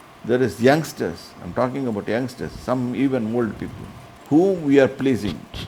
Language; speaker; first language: English; non-native, local second language; Tamil